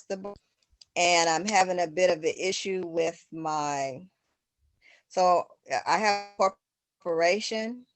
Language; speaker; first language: English; native; English